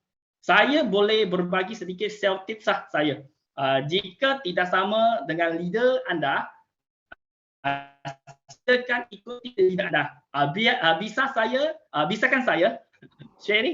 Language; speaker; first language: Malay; non-native, local second language; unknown